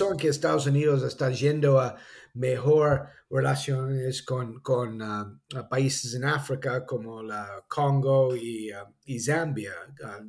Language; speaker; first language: Spanish; non-native, fluent; English